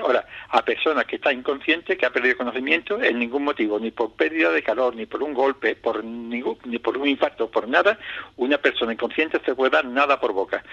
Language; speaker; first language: Spanish; native; Spanish